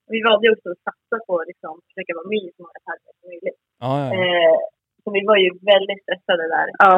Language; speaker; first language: Swedish; native; Swedish